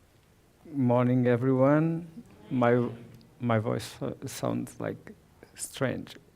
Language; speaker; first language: English; non-native, learner; Portuguese